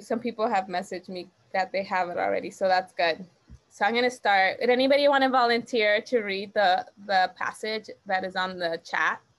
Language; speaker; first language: English; native; English